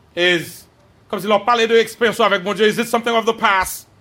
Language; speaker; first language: French; non-native, local second language; Haitian Creole